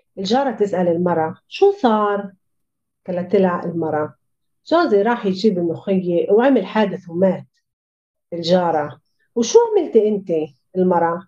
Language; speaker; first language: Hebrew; non-native, local second language; Arabic